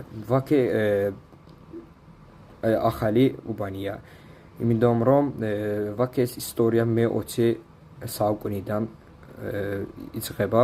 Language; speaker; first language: Georgian; non-native, learner; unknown